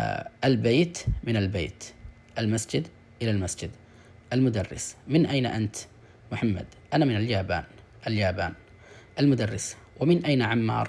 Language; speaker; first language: Arabic; non-native, fluent; Tamil